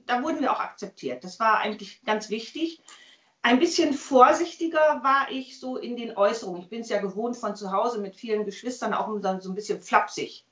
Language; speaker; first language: German; native; German